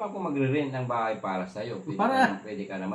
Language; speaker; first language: Filipino; native; Filipino